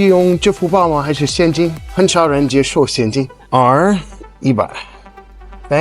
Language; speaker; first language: Chinese; non-native, learner; English